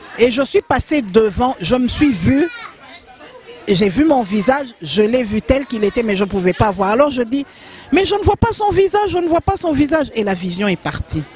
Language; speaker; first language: French; non-native, local second language; Lingala